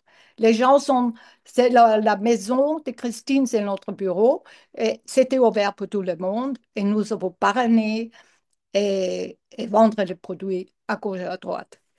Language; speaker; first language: French; non-native, learner; English